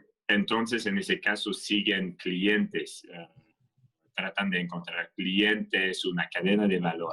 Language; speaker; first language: Spanish; non-native, fluent; French